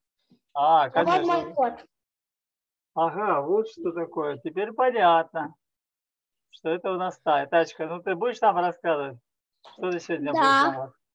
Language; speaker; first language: Russian; native; Russian